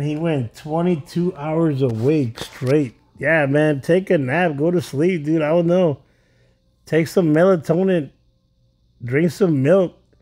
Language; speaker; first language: English; early bilingual, other home language; Spanish